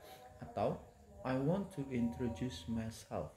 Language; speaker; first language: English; non-native, fluent; Indonesian